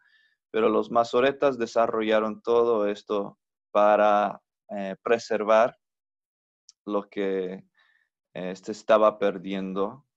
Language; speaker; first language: Spanish; non-native, fluent; English